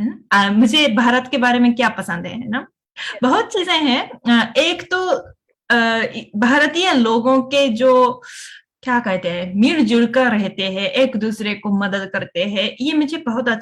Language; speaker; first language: Hindi; non-native, fluent; Japanese